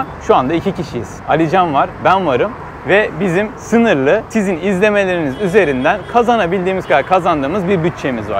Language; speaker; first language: Turkish; native; Turkish